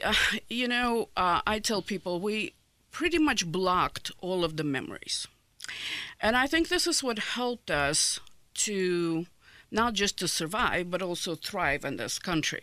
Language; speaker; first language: English; non-native, fluent; Ukrainian